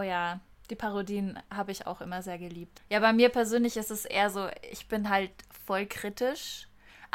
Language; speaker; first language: German; native; German